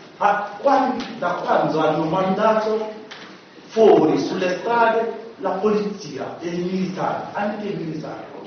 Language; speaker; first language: Italian; non-native, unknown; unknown